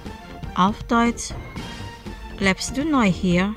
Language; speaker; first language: German; non-native, fluent; Indonesian